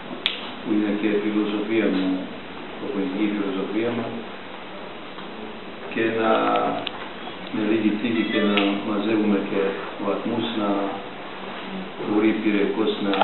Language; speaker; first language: Greek; non-native, fluent; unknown